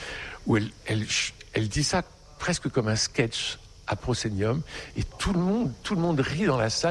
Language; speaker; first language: French; native; French